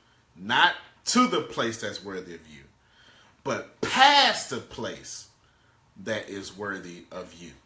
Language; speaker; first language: English; native; English